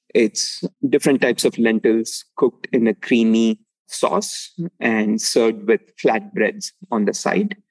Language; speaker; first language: English; non-native, local second language; Tamil